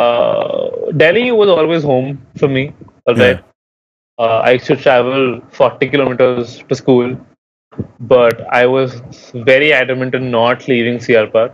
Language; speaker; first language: English; non-native, local second language; Hindi